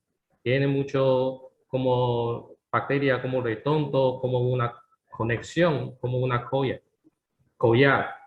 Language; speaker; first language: Spanish; non-native, learner; Chinese